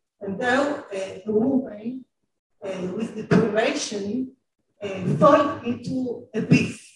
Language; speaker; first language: English; non-native, fluent; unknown